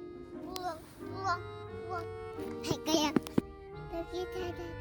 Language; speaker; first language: Korean; early bilingual, heritage; Korean